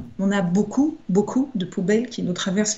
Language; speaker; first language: French; native; French